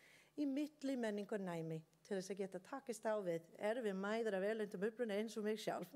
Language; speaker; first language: Icelandic; non-native, learner; English